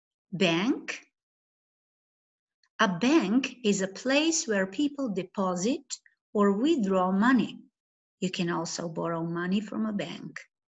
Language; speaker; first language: English; non-native, fluent; Macedonian